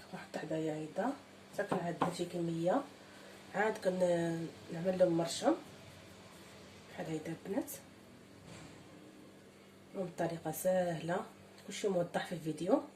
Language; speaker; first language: Arabic; native; Arabic